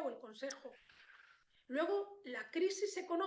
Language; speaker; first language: Spanish; native; Spanish